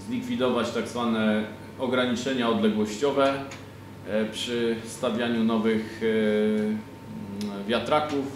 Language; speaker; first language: Polish; native; Polish